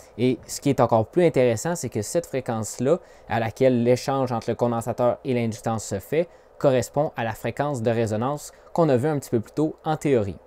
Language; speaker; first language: French; native; French